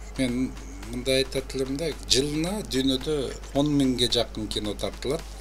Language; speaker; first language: Kyrgyz; native; Kyrgyz